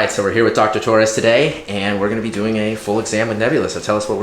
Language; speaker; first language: English; native; English